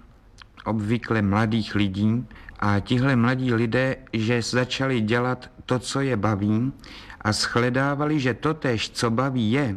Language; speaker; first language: Czech; native; Czech